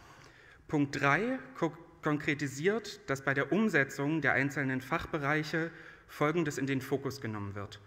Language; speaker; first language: German; native; German